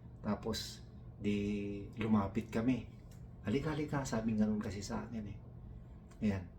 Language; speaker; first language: Filipino; non-native, local second language; Iloko